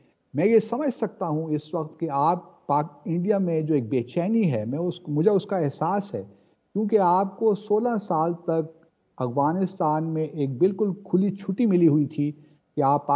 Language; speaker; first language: Urdu; native; Urdu